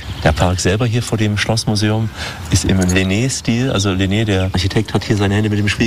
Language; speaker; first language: German; native; German